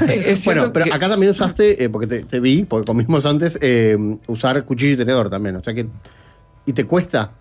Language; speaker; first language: Spanish; native; Spanish